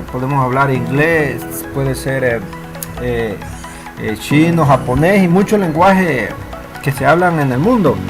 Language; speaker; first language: Spanish; native; Spanish